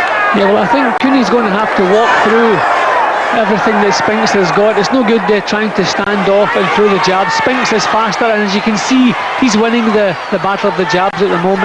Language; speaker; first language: English; native; English